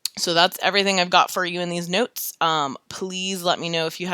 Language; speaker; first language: English; native; English